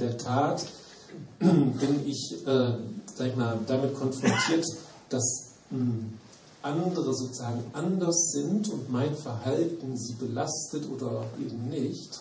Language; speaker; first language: German; native; German